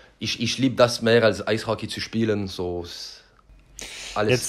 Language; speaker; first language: German; non-native, learner; French